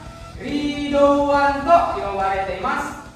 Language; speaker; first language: Japanese; non-native, learner; Indonesian